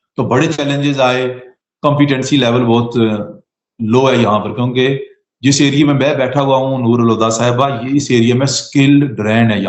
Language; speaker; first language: Urdu; non-native, local second language; Pahari-Potwari